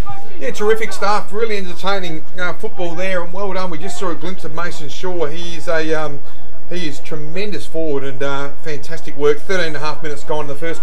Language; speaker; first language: English; native; English